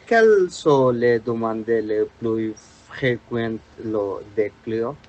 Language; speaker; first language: French; non-native, learner; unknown